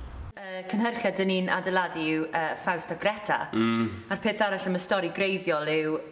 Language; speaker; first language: Welsh; native; Welsh